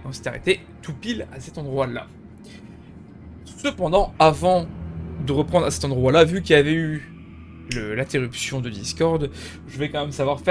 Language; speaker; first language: French; native; French